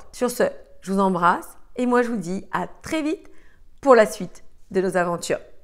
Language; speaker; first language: French; native; French